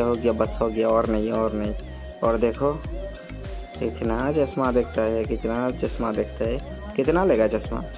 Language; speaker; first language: Hindi; non-native, local second language; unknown